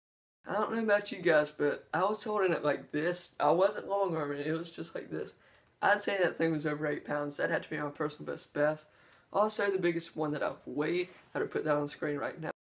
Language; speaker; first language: English; native; English